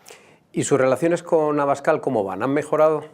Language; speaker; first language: Spanish; native; Spanish